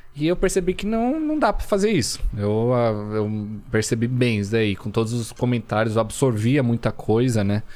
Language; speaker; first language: Portuguese; early bilingual, other home language; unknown